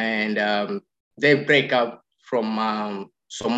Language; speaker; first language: English; non-native, local second language; Somali